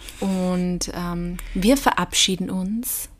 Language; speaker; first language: German; native; German